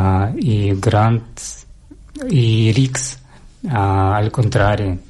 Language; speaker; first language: Catalan; non-native, learner; Russian